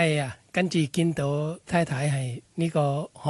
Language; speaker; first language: Cantonese; non-native, fluent; Thai